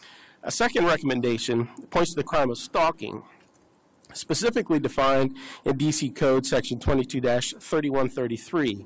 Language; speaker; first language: English; native; English